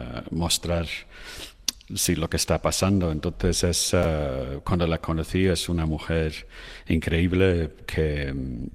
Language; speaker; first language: Spanish; non-native, fluent; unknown